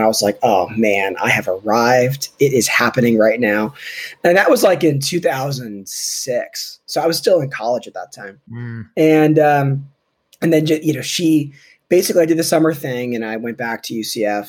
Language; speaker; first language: English; native; English